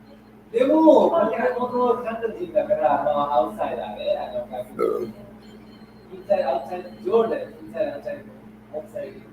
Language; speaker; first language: Japanese; non-native, learner; English